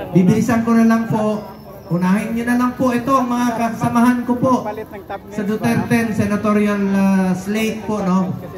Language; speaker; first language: Filipino; non-native, local second language; Cebuano